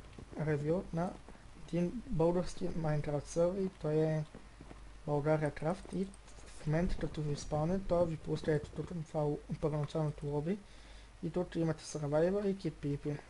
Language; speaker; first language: Bulgarian; native; Bulgarian